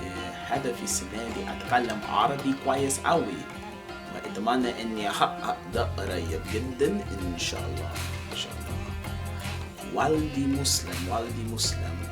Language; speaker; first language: Arabic; non-native, learner; English